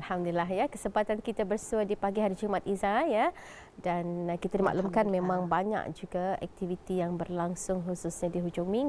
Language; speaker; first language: Malay; native; Malay